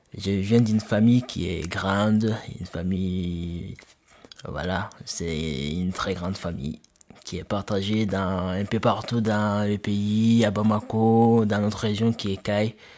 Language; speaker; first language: French; non-native, local second language; Soninke